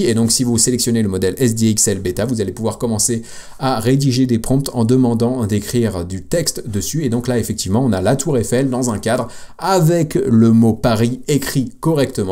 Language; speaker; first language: French; native; French